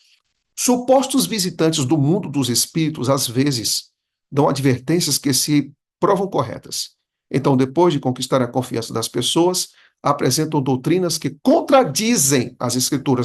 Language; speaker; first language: Portuguese; native; Portuguese